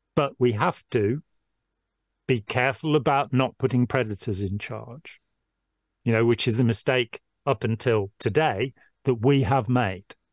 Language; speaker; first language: English; native; English